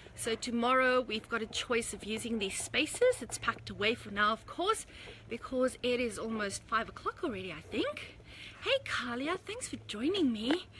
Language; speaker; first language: English; native; English